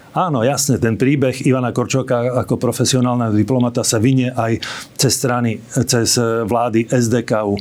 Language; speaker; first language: Slovak; native; Slovak